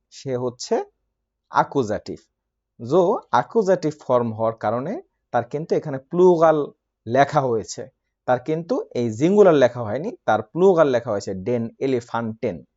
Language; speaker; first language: Bangla; native; Bangla